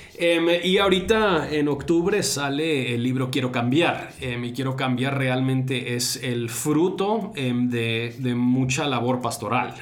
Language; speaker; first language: Spanish; non-native, fluent; English